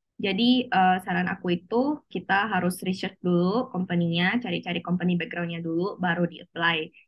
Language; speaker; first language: Indonesian; native; Indonesian